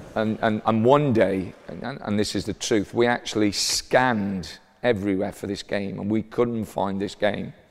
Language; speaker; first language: English; native; English